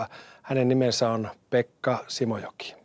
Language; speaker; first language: Finnish; native; Finnish